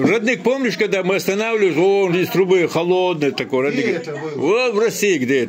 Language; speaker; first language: Russian; non-native, local second language; Chechen